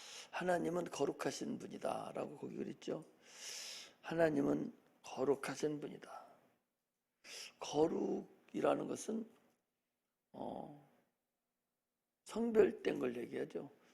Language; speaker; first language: Korean; native; Korean